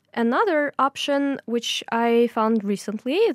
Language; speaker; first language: English; non-native, fluent; Russian